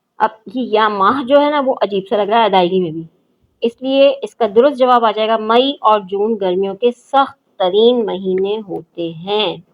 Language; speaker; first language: Urdu; native; Urdu